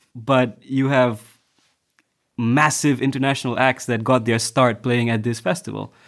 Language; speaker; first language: English; non-native, local second language; Tamil